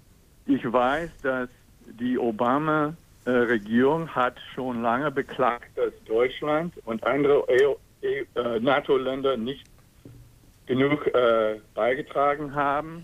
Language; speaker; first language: German; non-native, fluent; English